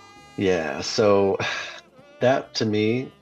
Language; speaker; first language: English; native; English